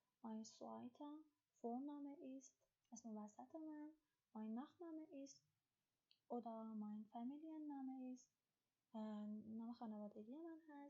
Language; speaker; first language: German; non-native, fluent; Persian